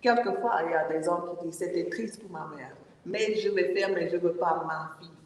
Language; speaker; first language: French; non-native, learner; English